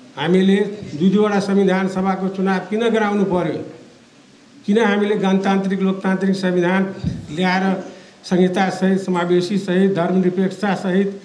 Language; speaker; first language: Nepali; non-native, local second language; Maithili